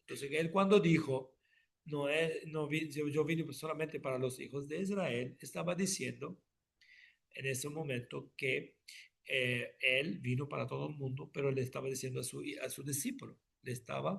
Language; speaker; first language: Spanish; non-native, fluent; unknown